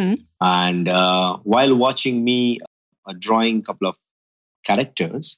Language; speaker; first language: English; non-native, local second language; Bangla